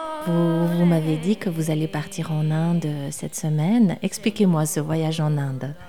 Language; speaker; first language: French; native; French